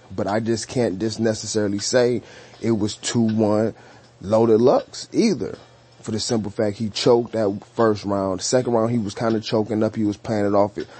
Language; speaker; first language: English; native; English